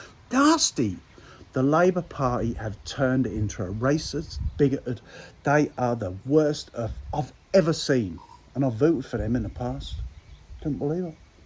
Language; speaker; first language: English; native; English